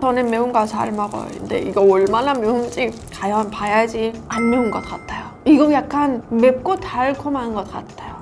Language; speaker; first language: Korean; non-native, fluent; Persian